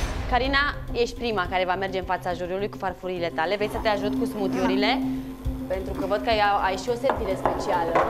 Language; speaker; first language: Romanian; native; Romanian